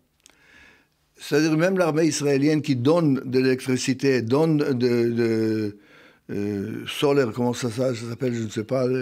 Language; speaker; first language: French; non-native, fluent; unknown